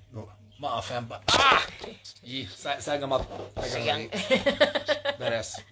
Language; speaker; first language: Indonesian; non-native, learner; English